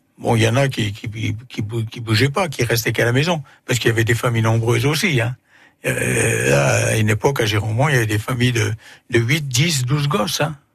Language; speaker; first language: French; native; French